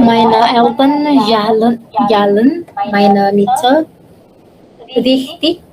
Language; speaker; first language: German; non-native, learner; Indonesian